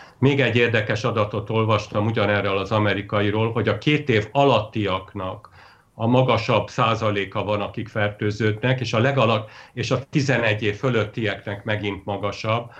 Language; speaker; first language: Hungarian; native; Hungarian